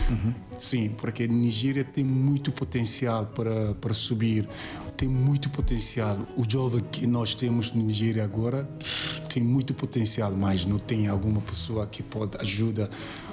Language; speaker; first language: Portuguese; non-native, learner; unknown